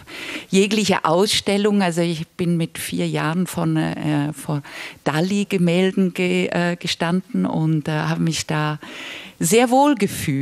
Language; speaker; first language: German; native; German